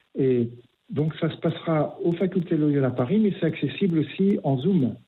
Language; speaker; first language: French; native; French